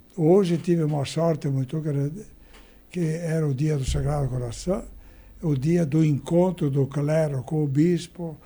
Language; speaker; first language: Portuguese; non-native, fluent; Italian